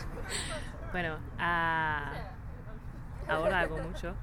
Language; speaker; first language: Spanish; non-native, learner; English